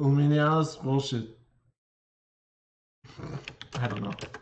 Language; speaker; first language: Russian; non-native, learner; English